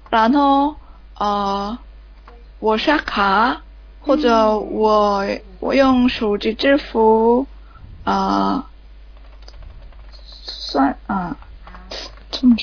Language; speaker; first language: Chinese; non-native, learner; Korean